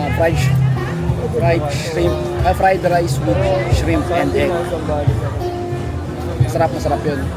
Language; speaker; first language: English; non-native, local second language; Filipino